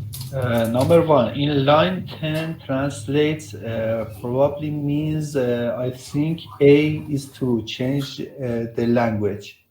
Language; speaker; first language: English; non-native, learner; Persian